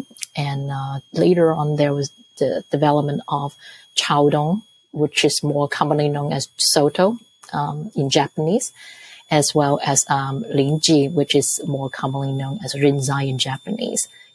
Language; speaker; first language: English; non-native, local second language; Cantonese